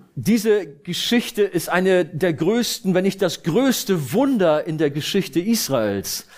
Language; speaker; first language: German; native; German